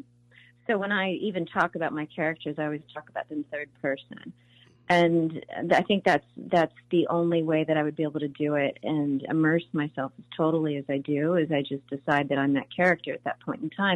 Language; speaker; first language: English; native; English